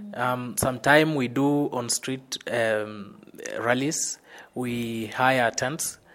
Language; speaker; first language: English; non-native, local second language; Luyia